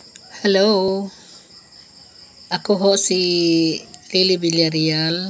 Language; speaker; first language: Filipino; non-native, local second language; Cebuano